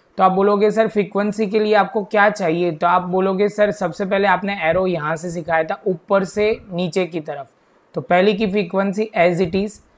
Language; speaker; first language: Hindi; non-native, local second language; Gujarati